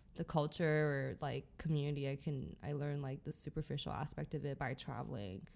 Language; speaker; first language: English; early bilingual, other home language; Chinese